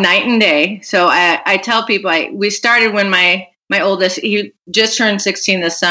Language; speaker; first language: English; native; English